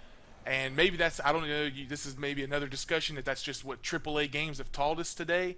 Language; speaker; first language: English; native; English